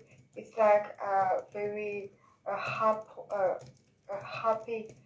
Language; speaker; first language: English; non-native, learner; French